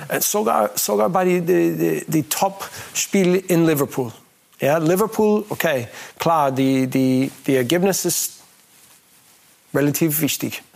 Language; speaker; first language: German; non-native, learner; English